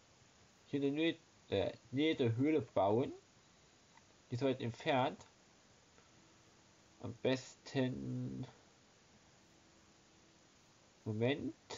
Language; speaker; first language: German; native; German